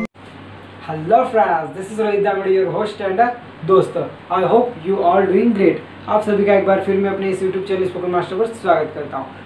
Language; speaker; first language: Hindi; native; Hindi